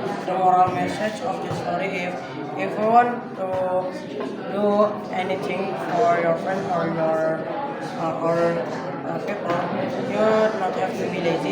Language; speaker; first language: English; non-native, learner; Indonesian